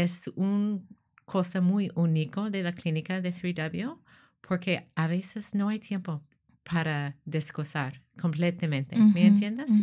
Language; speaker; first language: Spanish; non-native, learner; English